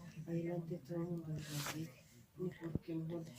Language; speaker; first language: Spanish; native; Spanish